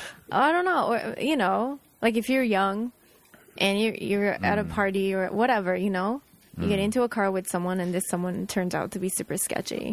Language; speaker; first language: English; non-native, fluent; Japanese